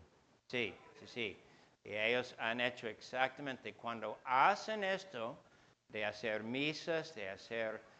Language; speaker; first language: Spanish; non-native, fluent; English